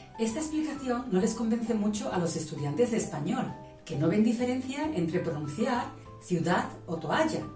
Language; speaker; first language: Spanish; native; Spanish